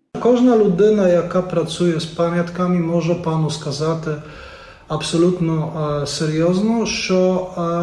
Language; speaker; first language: Ukrainian; non-native, fluent; Polish